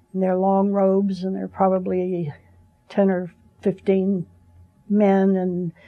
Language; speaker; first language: English; native; English